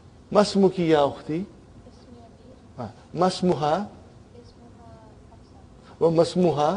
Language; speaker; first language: Arabic; non-native, fluent; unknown